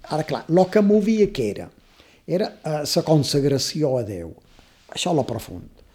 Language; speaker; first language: Catalan; native; Catalan